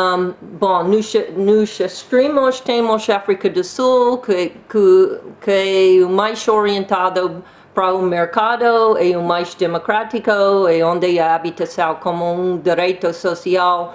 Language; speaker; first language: Portuguese; non-native, learner; English